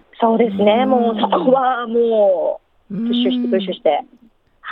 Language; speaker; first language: Japanese; native; Japanese